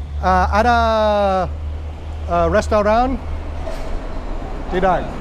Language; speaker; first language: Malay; non-native, learner; English